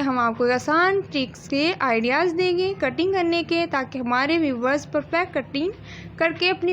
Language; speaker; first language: Hindi; native; Hindi